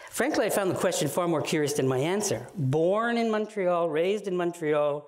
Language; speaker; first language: English; native; English